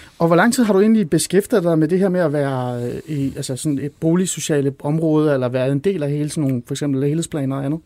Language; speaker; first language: Danish; early bilingual, other home language; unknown